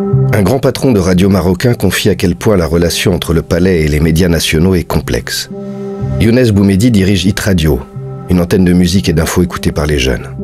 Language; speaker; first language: French; native; French